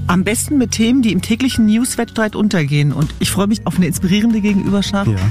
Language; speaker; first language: German; early bilingual, other home language; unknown